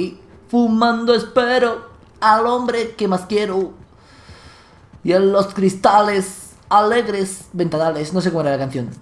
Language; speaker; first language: Spanish; native; Spanish